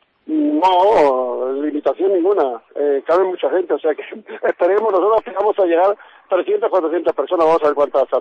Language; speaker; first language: Spanish; native; Spanish